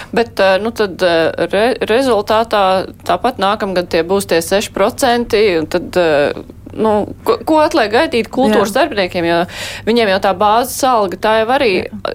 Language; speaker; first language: Latvian; native; Latvian